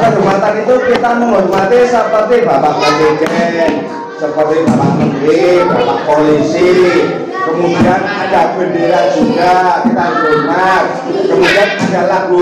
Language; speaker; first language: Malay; non-native, local second language; Javanese